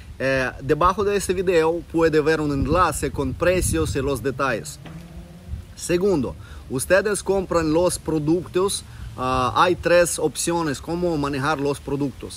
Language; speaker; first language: Spanish; non-native, fluent; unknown